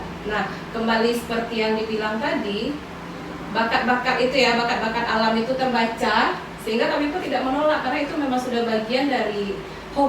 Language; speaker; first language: Indonesian; non-native, local second language; Minangkabau